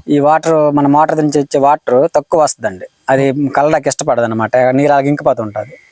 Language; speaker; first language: Telugu; native; Telugu